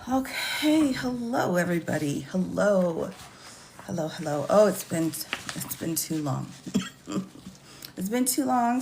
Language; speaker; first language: English; native; English